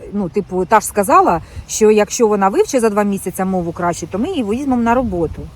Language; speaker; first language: Ukrainian; non-native, local second language; Russian